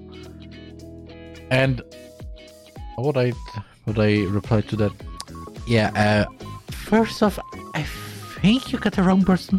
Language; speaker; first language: English; non-native, fluent; German